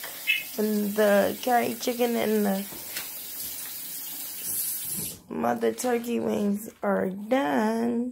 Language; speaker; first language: English; native; English